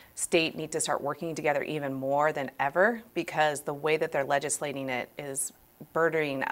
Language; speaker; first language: English; native; English